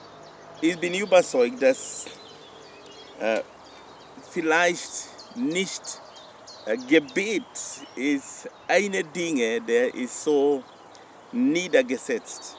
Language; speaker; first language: German; non-native, learner; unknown